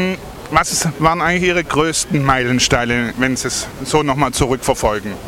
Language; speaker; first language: German; native; German